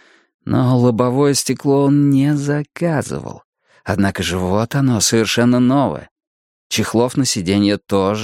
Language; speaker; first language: Russian; native; Russian